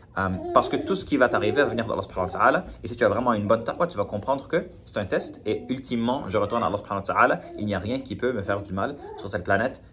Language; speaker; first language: French; native; French